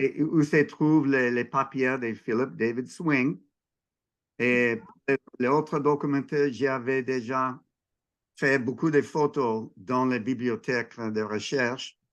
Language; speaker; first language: French; non-native, learner; English